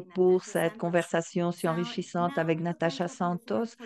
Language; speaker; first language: French; non-native, fluent; Portuguese